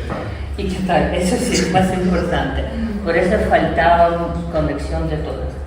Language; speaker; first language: Spanish; non-native, learner; Ukrainian